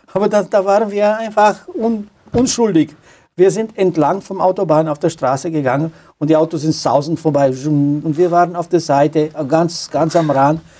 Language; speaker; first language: German; non-native, fluent; Romanian